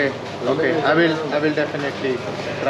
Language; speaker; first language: English; non-native, local second language; Hindi